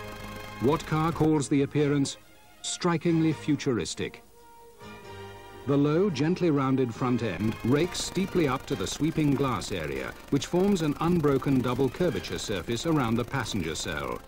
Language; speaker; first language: English; native; English